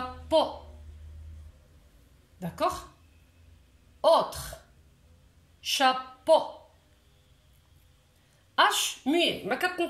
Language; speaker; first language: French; non-native, local second language; Arabic